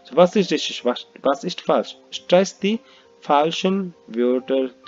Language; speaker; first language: German; non-native, fluent; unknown